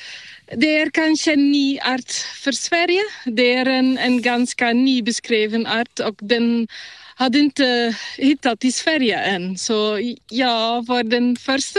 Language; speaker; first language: Swedish; non-native, fluent; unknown